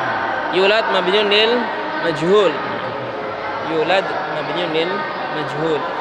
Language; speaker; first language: Arabic; non-native, fluent; Indonesian